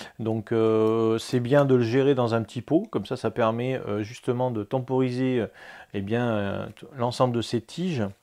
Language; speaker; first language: French; native; French